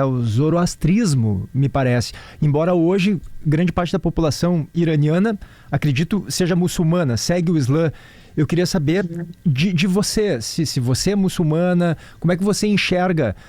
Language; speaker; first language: Portuguese; native; Portuguese